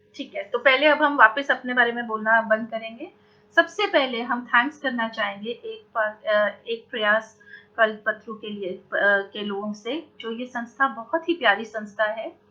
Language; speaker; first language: Hindi; native; Hindi